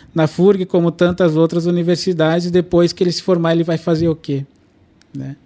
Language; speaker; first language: Portuguese; non-native, local second language; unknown